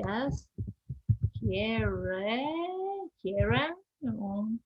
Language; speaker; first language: Spanish; non-native, learner; Japanese